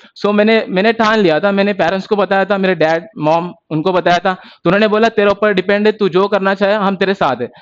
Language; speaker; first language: Hindi; non-native, local second language; Marathi